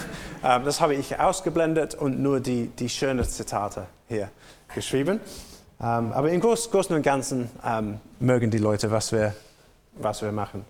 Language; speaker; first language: German; non-native, fluent; English